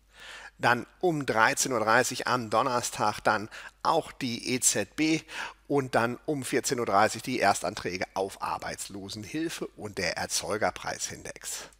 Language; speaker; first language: German; native; German